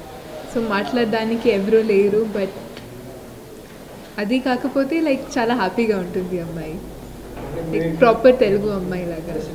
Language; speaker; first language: Telugu; non-native, local second language; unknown